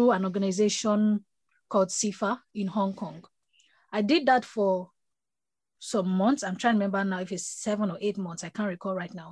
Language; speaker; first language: English; non-native, local second language; Yoruba